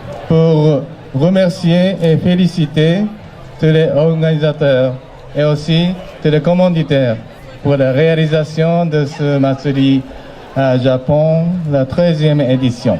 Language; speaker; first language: French; non-native, fluent; Japanese